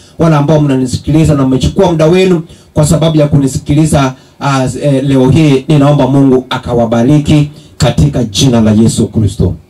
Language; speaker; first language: Swahili; non-native, local second language; Gusii